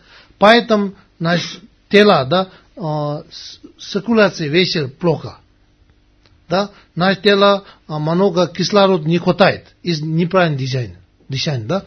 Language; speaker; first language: Russian; non-native, learner; Tibetan